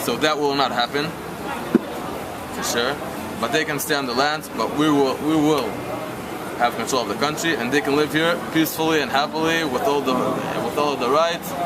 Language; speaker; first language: English; non-native, fluent; Hebrew